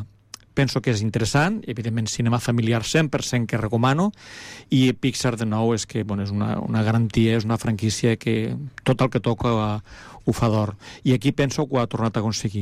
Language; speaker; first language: Catalan; native; Catalan